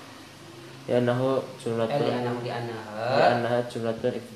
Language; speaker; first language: Arabic; non-native, learner; Indonesian